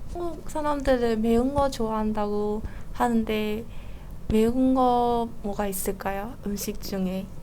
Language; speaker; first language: Korean; non-native, fluent; Burmese